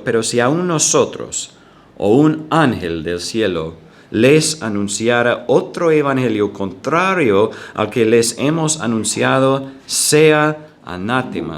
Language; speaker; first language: Spanish; non-native, fluent; English